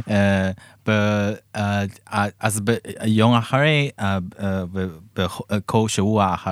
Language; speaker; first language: Hebrew; non-native, fluent; Chinese